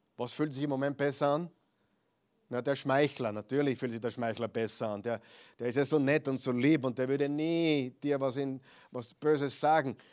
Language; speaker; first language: German; non-native, fluent; English